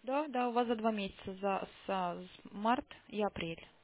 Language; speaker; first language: Russian; native; Russian